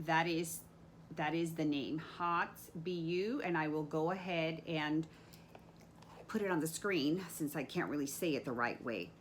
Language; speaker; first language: English; native; English